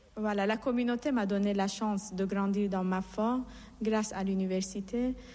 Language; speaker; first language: French; non-native, fluent; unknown